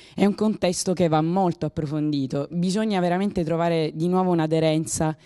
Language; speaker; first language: Italian; native; Italian